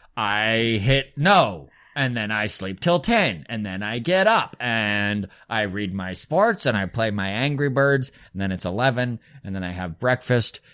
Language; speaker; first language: English; native; English